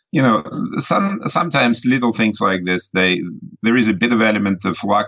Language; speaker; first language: English; non-native, fluent; Russian